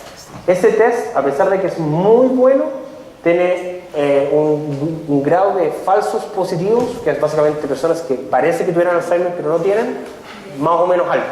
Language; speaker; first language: Spanish; native; Spanish